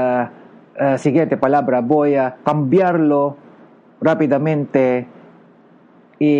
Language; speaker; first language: Spanish; non-native, learner; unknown